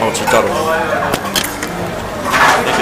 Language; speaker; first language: Korean; native; Korean